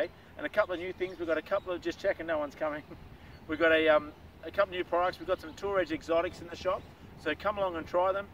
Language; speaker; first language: English; native; English